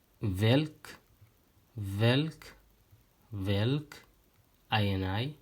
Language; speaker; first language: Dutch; non-native, fluent; Tigrinya